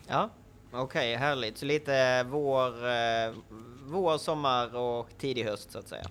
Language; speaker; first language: Swedish; native; Swedish